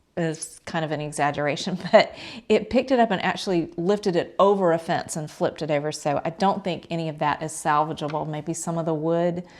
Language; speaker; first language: English; native; English